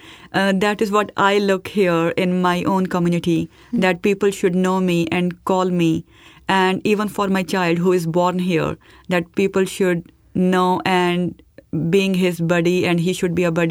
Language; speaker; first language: English; non-native, local second language; Hindi